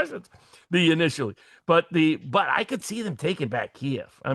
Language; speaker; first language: English; native; English